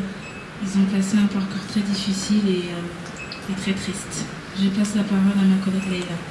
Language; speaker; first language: French; early bilingual, other home language; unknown